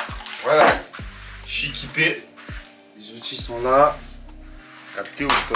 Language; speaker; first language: French; native; French